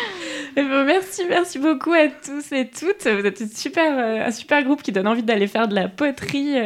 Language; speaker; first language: French; native; French